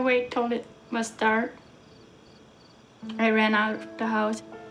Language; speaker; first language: English; early bilingual, other home language; Pennsylvania German